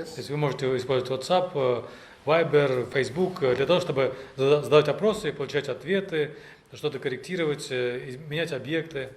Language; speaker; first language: Russian; native; Russian